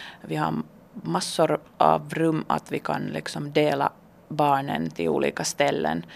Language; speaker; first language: Swedish; non-native, local second language; Finnish